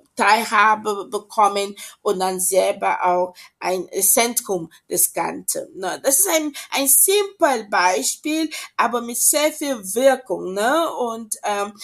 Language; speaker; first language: German; non-native, fluent; French